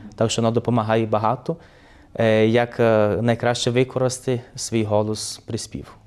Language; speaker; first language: Ukrainian; early bilingual, heritage; Ukrainian